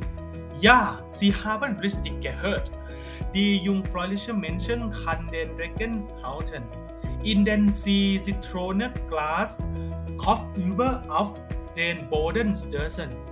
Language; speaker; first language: German; non-native, learner; Thai